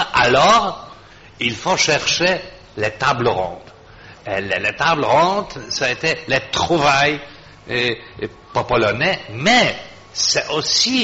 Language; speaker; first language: French; non-native, fluent; Polish